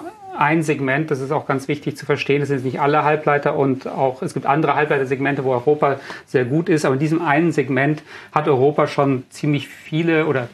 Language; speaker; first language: German; native; German